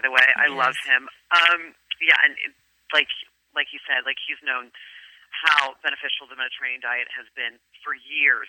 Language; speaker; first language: English; native; English